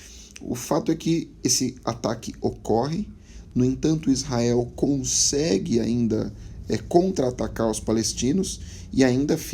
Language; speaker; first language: Portuguese; native; Portuguese